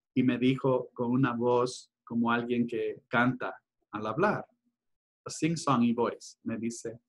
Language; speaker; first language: Spanish; early bilingual, heritage; Spanish